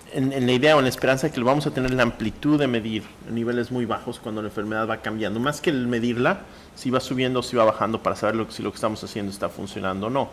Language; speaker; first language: Spanish; native; Spanish